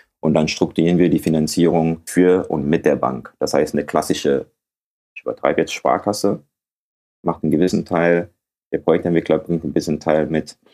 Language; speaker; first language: German; early bilingual, other home language; Akan